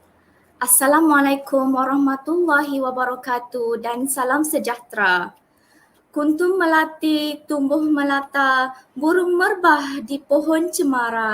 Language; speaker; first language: Malay; native; Malay